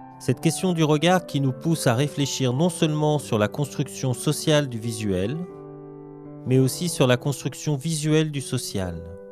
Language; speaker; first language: French; native; French